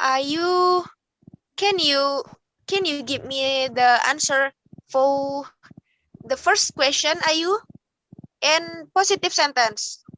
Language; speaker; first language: English; non-native, learner; Indonesian